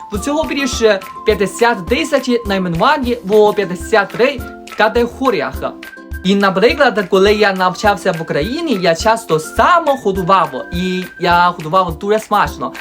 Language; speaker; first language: Ukrainian; non-native, fluent; Chinese